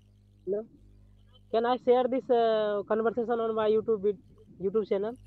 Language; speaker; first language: English; non-native, learner; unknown